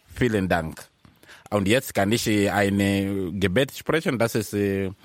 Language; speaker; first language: German; non-native, learner; Swahili